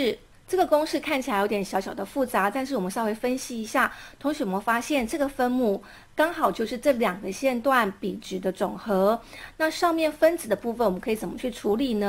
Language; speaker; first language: Chinese; native; Chinese